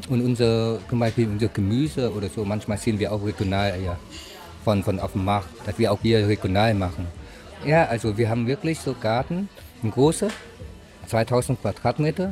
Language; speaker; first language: German; non-native, learner; Vietnamese